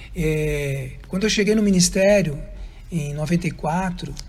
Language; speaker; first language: Portuguese; native; Portuguese